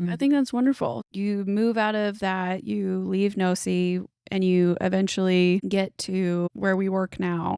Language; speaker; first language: English; native; English